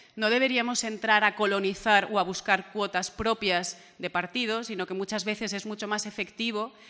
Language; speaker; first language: Spanish; native; Spanish